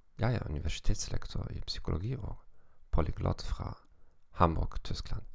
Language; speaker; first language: Norwegian; non-native, fluent; German